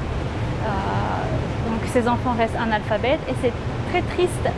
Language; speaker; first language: French; non-native, fluent; Romanian